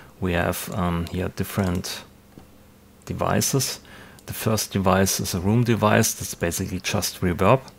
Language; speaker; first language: English; non-native, fluent; German